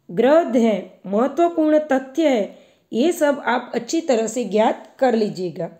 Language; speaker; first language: Hindi; non-native, local second language; Gujarati